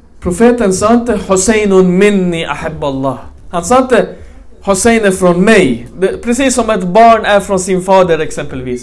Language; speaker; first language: Swedish; early bilingual, other home language; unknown